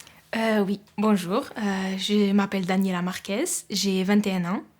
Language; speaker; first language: French; non-native, fluent; Portuguese